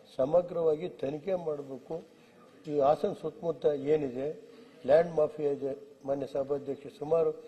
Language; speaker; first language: Kannada; native; Kannada